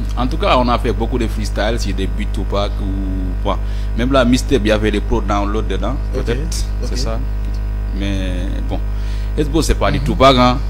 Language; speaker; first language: French; non-native, local second language; Fula